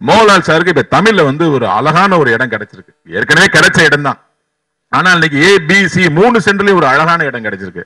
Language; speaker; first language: Tamil; native; Tamil